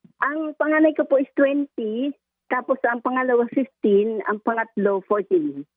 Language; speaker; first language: Filipino; non-native, local second language; Hiligaynon